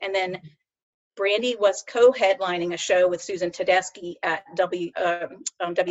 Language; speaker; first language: English; native; English